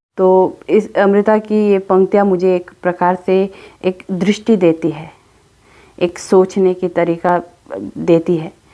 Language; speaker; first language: Hindi; non-native, local second language; Adi